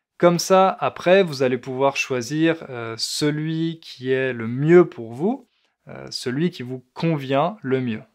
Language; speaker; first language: French; native; French